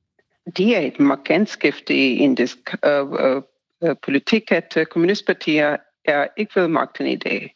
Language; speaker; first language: Danish; non-native, fluent; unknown